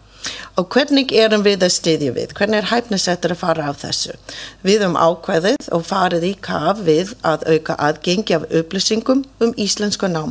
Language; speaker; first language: Icelandic; non-native, fluent; English